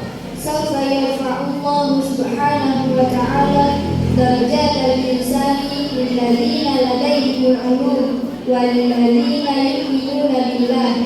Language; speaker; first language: Arabic; non-native, learner; Indonesian